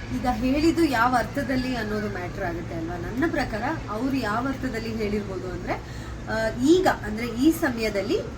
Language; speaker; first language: Kannada; non-native, local second language; Kodava